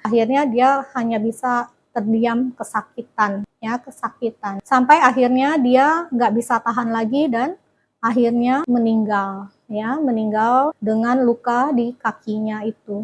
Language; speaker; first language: Indonesian; native; Indonesian